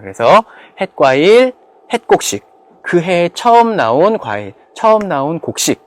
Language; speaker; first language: Korean; native; Korean